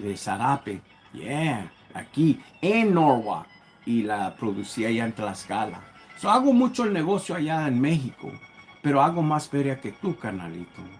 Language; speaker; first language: Spanish; early bilingual, other home language; English